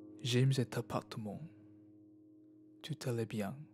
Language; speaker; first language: French; non-native, learner; Cantonese